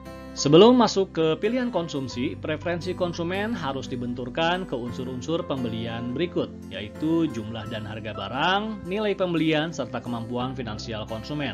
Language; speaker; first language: Indonesian; native; Indonesian